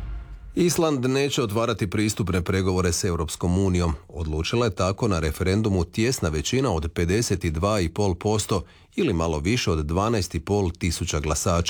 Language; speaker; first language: Serbian; native; Serbian